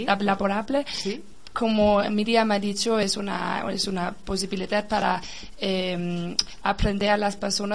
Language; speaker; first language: Spanish; non-native, learner; Danish